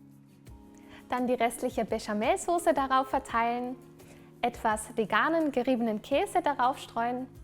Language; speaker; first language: German; native; German